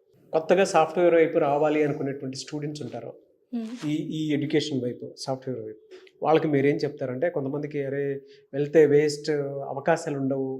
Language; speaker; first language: Telugu; native; Telugu